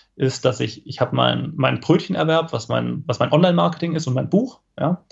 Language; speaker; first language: German; native; German